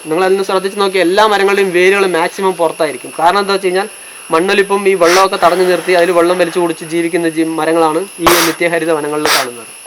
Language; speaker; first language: Malayalam; non-native, local second language; Tamil